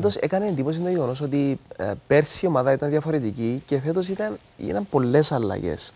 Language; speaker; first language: Greek; native; Greek